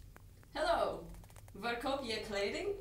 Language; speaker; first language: Dutch; non-native, learner; English